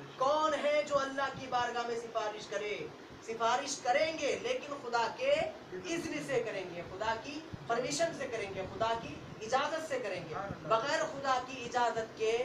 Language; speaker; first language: Urdu; native; Urdu